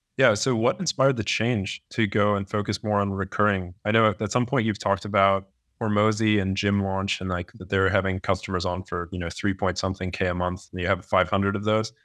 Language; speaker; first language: English; native; English